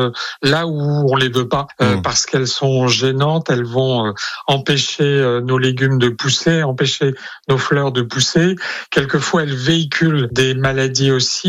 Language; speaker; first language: French; native; French